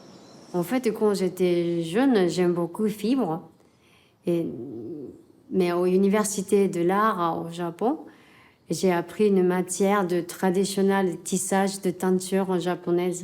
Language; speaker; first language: French; non-native, learner; Japanese